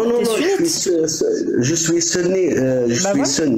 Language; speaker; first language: French; non-native, local second language; Arabic